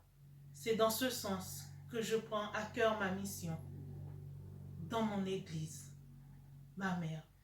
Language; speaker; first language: French; native; French